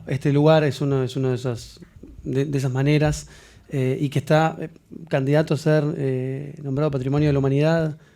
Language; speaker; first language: Spanish; native; Spanish